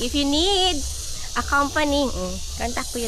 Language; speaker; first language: English; non-native, local second language; Filipino